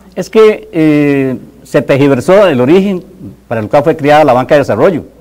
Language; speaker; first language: Spanish; native; Spanish